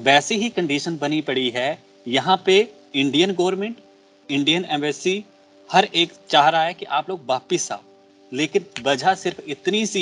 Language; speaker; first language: Hindi; native; Hindi